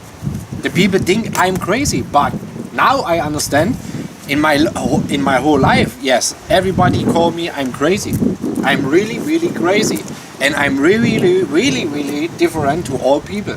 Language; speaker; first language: English; non-native, learner; German